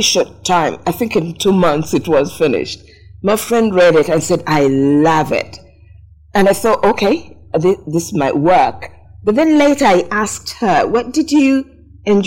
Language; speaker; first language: English; non-native, local second language; Ganda